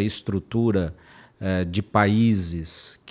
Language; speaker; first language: Portuguese; native; Portuguese